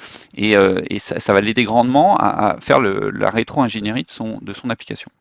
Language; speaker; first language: French; native; French